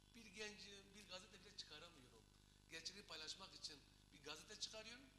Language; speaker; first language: Turkish; non-native, local second language; Kurdish